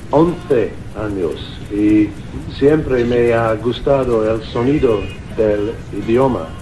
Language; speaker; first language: Spanish; non-native, learner; English